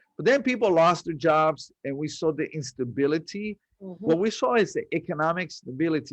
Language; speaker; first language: English; early bilingual, other home language; Spanish